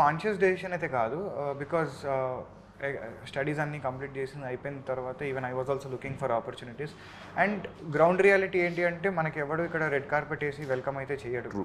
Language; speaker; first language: Telugu; native; Telugu